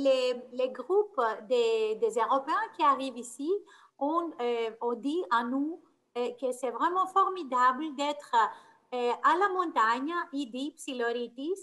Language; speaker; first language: French; non-native, fluent; Greek